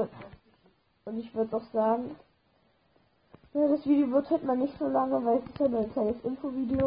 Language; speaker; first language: German; native; German